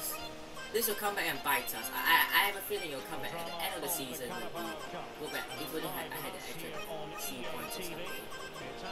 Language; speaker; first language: English; native; English